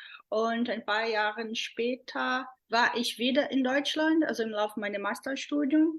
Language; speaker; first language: German; non-native, fluent; Portuguese